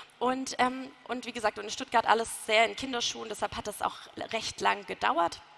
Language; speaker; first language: German; native; German